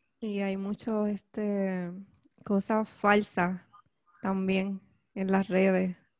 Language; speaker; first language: Spanish; native; Spanish